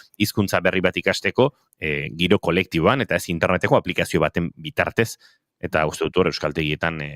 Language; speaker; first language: Basque; non-native, local second language; Spanish